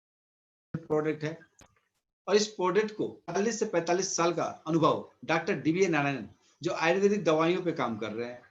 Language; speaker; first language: Hindi; native; Hindi